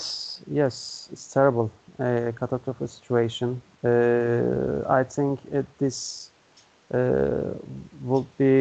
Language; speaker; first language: English; non-native, learner; Turkish